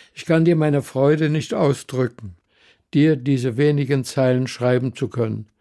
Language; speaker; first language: German; native; German